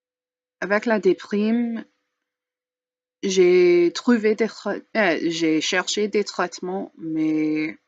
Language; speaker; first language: French; non-native, learner; English